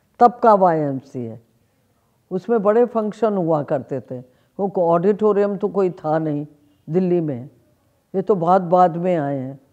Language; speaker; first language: Hindi; native; Hindi